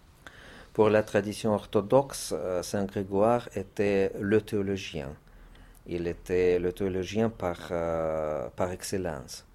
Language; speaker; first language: French; non-native, fluent; Russian